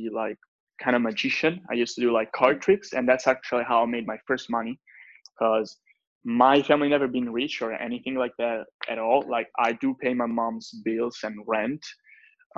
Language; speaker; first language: English; non-native, fluent; Italian